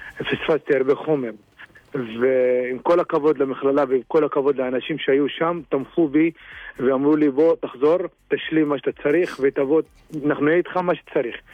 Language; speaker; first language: Hebrew; non-native, local second language; Arabic